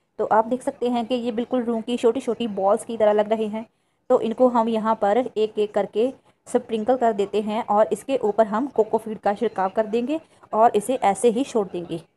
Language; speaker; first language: Hindi; non-native, local second language; Punjabi